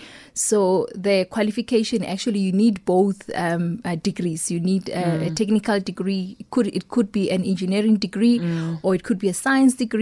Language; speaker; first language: English; non-native, local second language; Northern Sotho